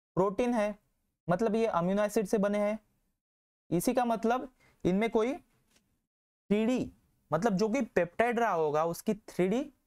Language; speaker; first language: Hindi; non-native, local second language; Marathi